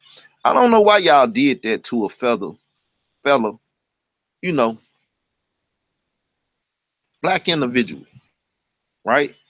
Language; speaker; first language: English; native; English